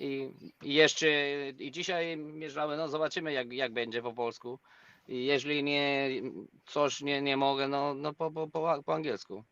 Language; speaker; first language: Polish; non-native, learner; Spanish